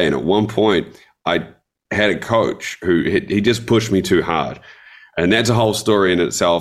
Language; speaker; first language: English; native; English